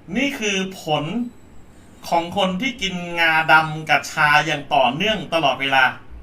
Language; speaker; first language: Thai; native; Thai